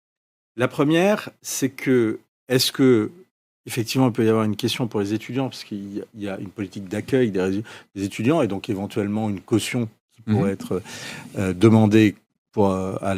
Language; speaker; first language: French; native; French